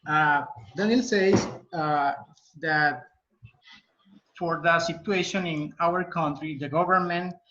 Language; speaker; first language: English; non-native, learner; Spanish